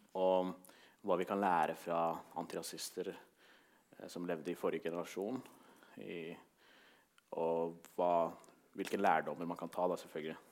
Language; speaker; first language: Norwegian; early bilingual, other home language; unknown